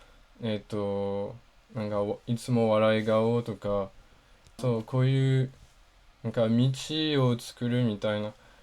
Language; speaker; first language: Japanese; non-native, learner; French